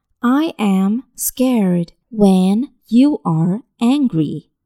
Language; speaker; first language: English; non-native, fluent; Chinese